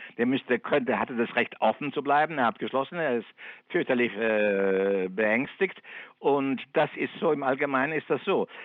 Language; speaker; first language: German; non-native, fluent; Italian